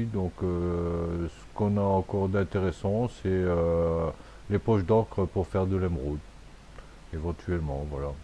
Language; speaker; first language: French; native; French